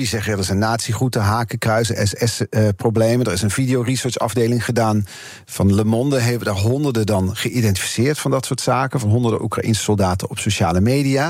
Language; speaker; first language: Dutch; native; Dutch